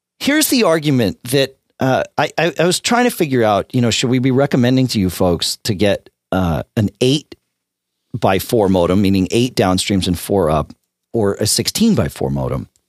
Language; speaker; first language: English; native; English